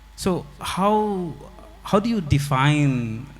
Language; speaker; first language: English; non-native, local second language; Malayalam